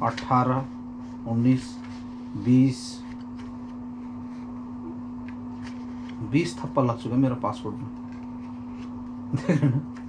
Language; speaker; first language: Hindi; non-native, local second language; Bangla